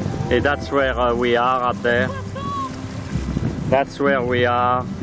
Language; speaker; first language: English; non-native, learner; French